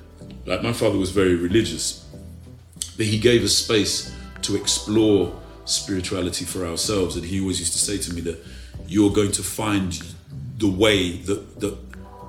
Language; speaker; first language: English; native; English